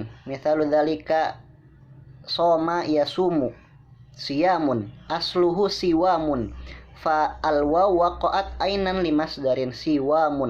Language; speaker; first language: Arabic; non-native, learner; Indonesian